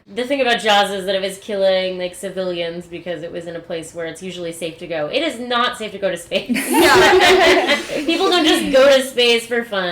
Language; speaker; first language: English; native; English